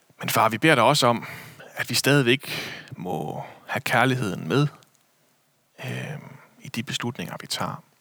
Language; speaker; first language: Danish; native; Danish